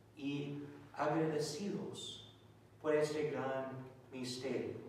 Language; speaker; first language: Spanish; non-native, fluent; English